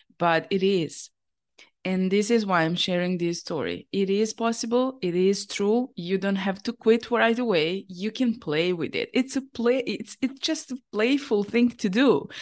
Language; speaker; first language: English; non-native, fluent; Serbian